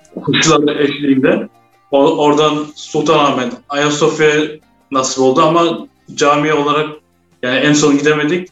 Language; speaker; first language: Turkish; early bilingual, heritage; Turkish